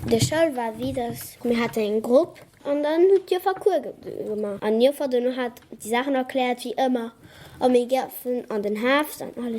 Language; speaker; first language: German; non-native, local second language; Luxembourgish